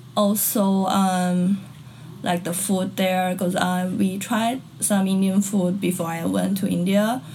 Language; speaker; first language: English; non-native, fluent; Chinese